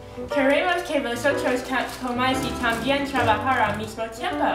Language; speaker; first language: Spanish; non-native, learner; English